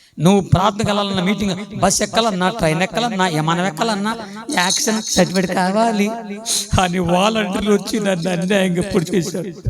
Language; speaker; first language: Telugu; non-native, local second language; Lambadi